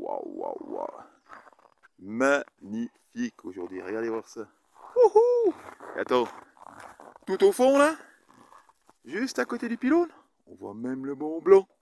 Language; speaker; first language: French; native; French